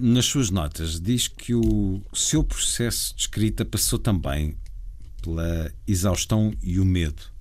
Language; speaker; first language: Portuguese; native; Portuguese